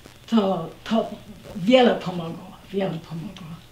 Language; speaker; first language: Polish; early bilingual, heritage; Polish